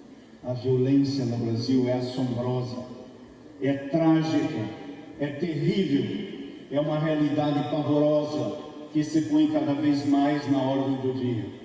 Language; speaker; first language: Portuguese; native; Portuguese